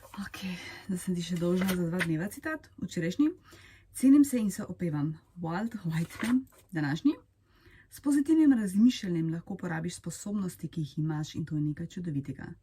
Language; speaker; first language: Slovenian; early bilingual, other home language; Serbian